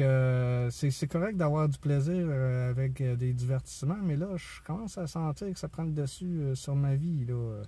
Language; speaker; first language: French; native; French